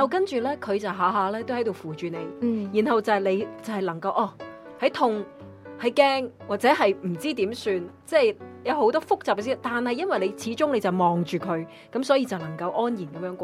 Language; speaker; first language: Cantonese; native; Cantonese